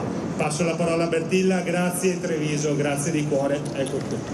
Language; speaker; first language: Italian; native; Italian